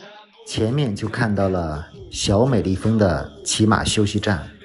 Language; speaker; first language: Chinese; native; Chinese